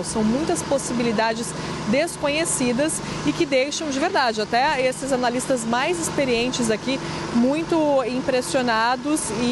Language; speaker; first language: Portuguese; native; Portuguese